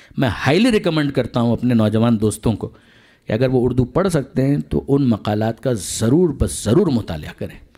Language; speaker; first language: Urdu; non-native, local second language; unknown